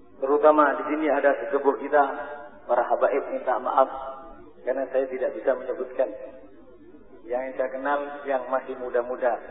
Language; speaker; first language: Indonesian; native; Indonesian